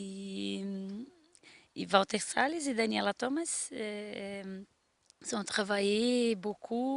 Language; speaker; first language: French; non-native, learner; Portuguese